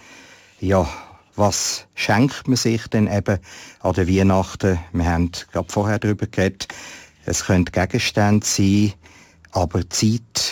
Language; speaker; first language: German; native; German